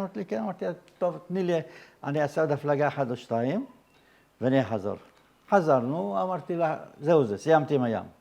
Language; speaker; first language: Hebrew; early bilingual, other home language; Arabic